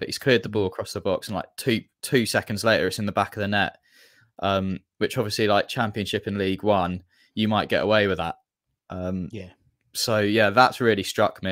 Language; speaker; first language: English; native; English